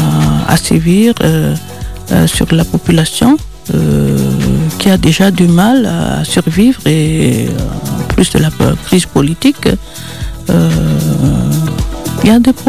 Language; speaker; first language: French; non-native, local second language; Malagasy